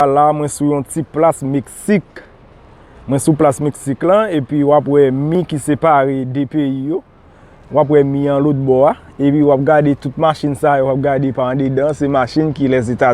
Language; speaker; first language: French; non-native, learner; Haitian Creole